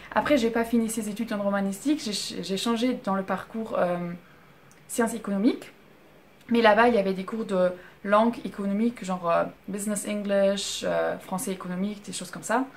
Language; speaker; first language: French; non-native, fluent; German